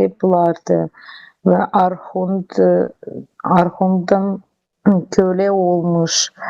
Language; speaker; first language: Turkish; non-native, learner; Russian